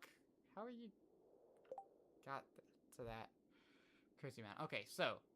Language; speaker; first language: English; native; English